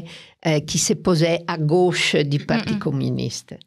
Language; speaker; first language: French; non-native, fluent; Italian